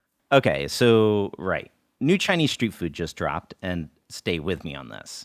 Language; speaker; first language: English; native; English